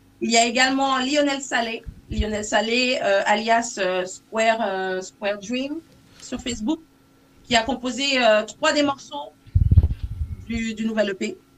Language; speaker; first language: French; non-native, local second language; English